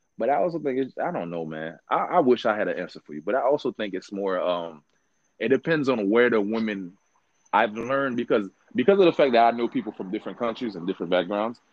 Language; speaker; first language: English; early bilingual, other home language; Haitian Creole